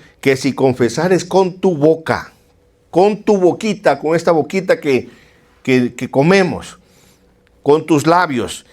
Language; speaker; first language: Spanish; native; Spanish